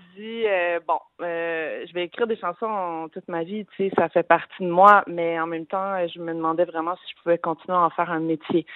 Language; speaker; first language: French; native; French